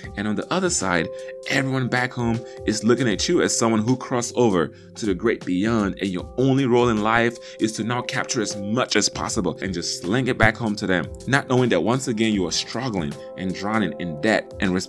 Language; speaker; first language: English; non-native, local second language; Igbo